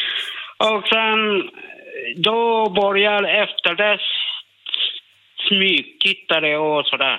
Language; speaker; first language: Swedish; non-native, learner; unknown